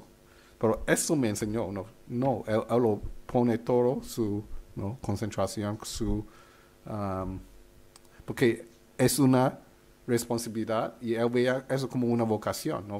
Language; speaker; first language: Spanish; non-native, fluent; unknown